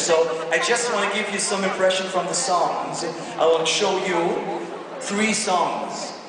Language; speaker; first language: English; non-native, fluent; German